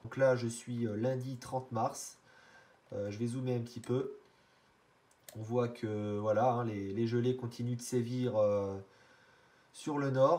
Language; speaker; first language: French; native; French